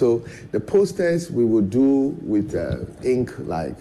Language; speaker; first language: English; non-native, local second language; Ewe